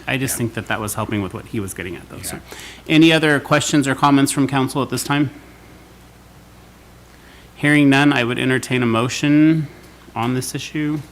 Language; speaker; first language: English; native; English